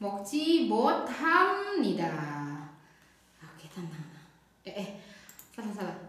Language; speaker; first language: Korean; non-native, learner; Indonesian